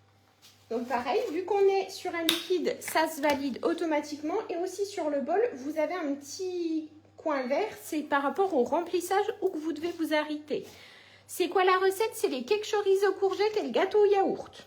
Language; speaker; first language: French; native; French